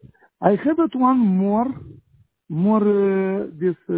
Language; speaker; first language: English; non-native, learner; Romanian